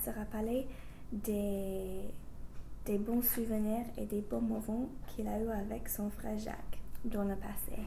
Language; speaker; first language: French; non-native, fluent; English